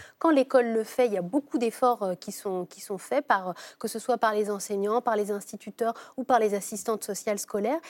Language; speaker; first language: French; native; French